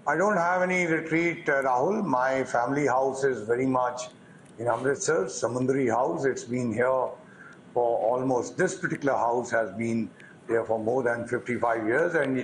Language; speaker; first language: English; non-native, local second language; Punjabi